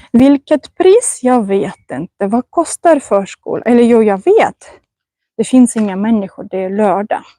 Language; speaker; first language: Swedish; non-native, fluent; Russian